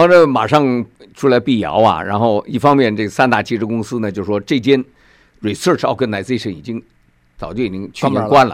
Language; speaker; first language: Chinese; native; Chinese